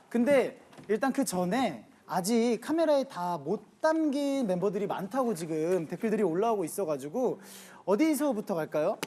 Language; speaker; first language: Korean; native; Korean